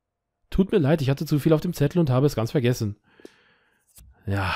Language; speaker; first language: German; native; German